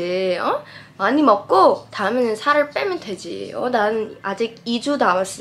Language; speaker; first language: Korean; non-native, fluent; English